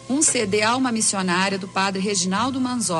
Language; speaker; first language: Portuguese; native; Portuguese